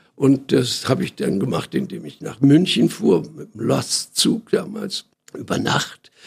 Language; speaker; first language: German; native; German